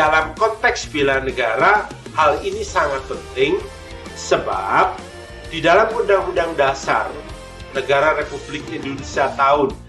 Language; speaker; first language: Indonesian; native; Indonesian